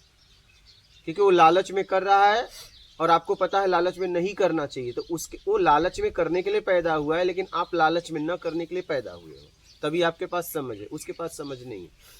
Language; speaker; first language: Hindi; native; Hindi